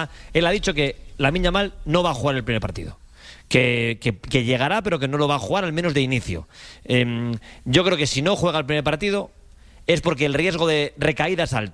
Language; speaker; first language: Spanish; native; Spanish